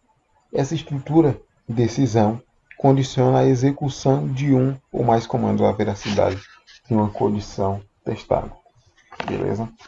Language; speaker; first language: Portuguese; native; Portuguese